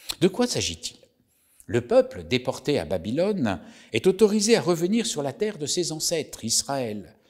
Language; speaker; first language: French; native; French